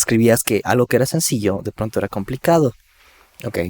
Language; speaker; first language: Spanish; native; Spanish